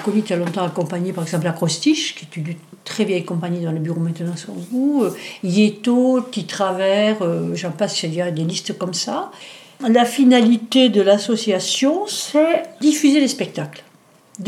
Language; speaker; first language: French; native; French